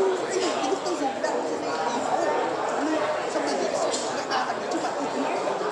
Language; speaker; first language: Vietnamese; native; Vietnamese